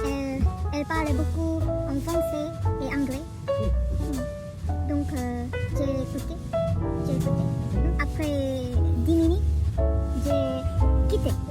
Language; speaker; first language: French; non-native, learner; Korean